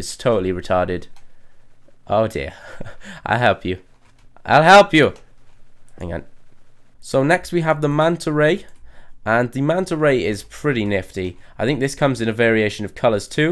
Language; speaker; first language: English; native; English